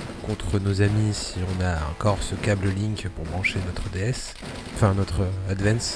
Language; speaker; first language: French; native; French